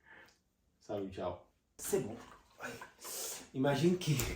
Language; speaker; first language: French; non-native, learner; Portuguese